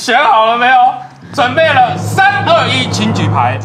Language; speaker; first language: Chinese; native; Chinese